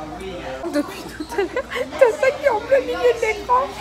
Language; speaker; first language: French; native; French